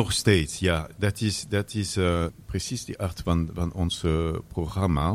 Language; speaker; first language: Dutch; non-native, learner; French